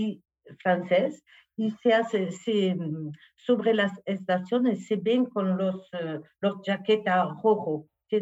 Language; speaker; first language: Spanish; non-native, learner; French